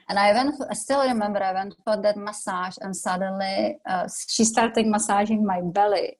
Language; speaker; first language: English; non-native, fluent; Czech